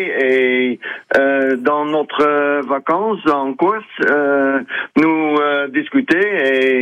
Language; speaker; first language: French; non-native, learner; Dutch